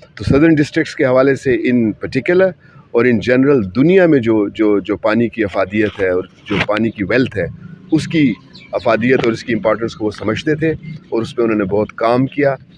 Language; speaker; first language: Urdu; non-native, local second language; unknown